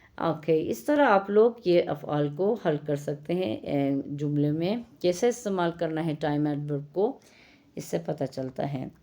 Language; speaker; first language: Urdu; non-native, fluent; Persian